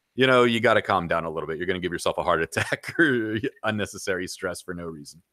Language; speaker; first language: English; native; English